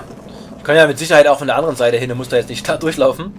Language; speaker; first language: German; native; German